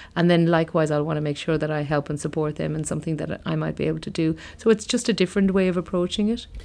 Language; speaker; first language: English; native; English